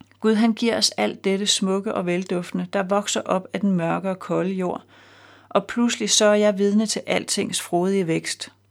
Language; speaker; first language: Danish; native; Danish